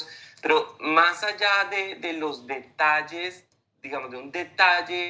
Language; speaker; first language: Spanish; native; Spanish